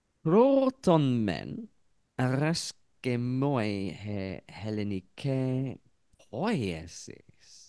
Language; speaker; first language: Greek; non-native, learner; English